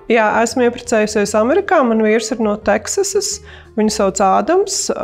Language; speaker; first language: Latvian; native; Latvian